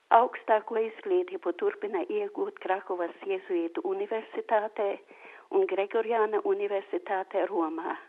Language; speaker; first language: Latvian; native; Latvian